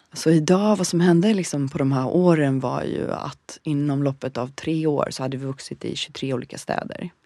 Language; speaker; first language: Swedish; early bilingual, other home language; Bosnian